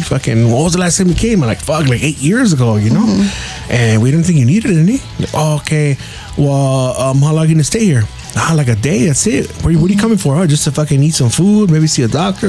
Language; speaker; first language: English; early bilingual, other home language; Spanish